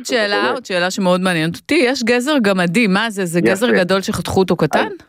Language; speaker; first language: Hebrew; native; Hebrew